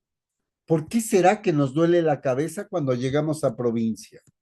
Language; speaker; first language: Spanish; native; Spanish